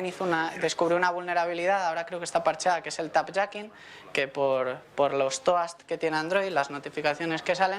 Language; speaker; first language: Spanish; native; Spanish